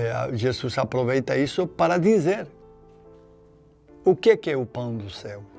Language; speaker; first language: Portuguese; non-native, fluent; Spanish